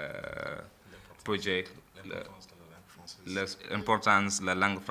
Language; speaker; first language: French; non-native, learner; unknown